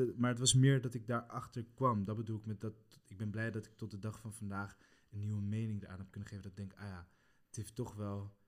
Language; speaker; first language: Dutch; early bilingual, other home language; Kabuverdianu